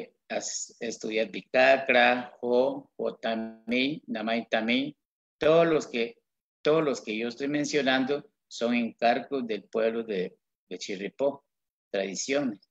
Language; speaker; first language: Spanish; non-native, local second language; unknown